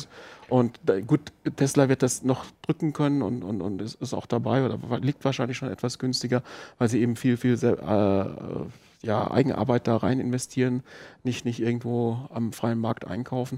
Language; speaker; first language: German; native; German